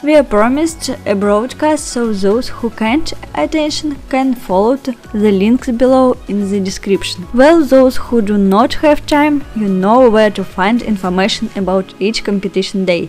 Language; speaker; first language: English; non-native, learner; Russian